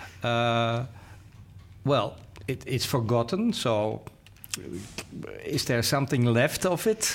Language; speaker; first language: English; non-native, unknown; Dutch